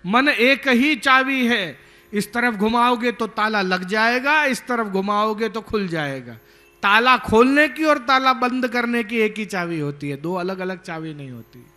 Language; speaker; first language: Hindi; non-native, local second language; Gujarati